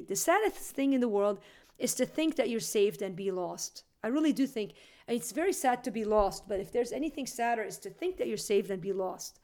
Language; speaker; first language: English; native; English